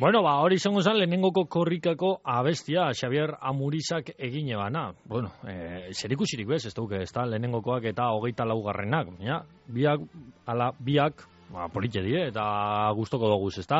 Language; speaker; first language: Basque; native; Basque